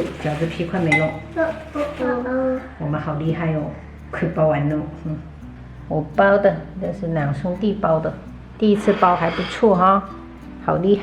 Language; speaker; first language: Chinese; native; Chinese